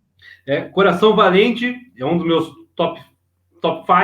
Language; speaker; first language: Portuguese; native; Portuguese